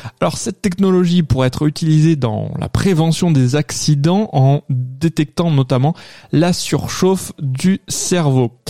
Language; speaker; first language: French; native; French